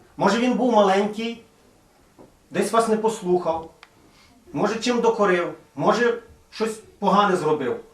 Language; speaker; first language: Ukrainian; native; Ukrainian